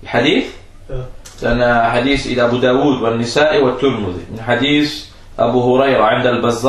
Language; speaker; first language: Danish; non-native, fluent; Arabic